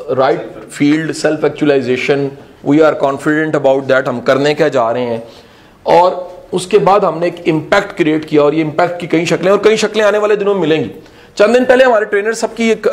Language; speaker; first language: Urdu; non-native, local second language; Punjabi